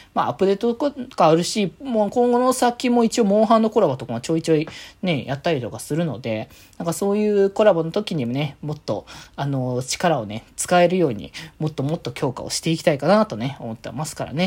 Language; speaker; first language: Japanese; native; Japanese